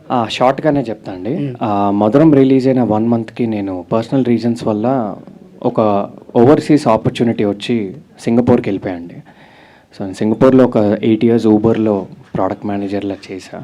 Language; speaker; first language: Telugu; native; Telugu